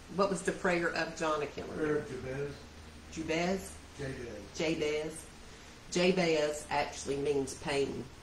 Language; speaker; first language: English; native; English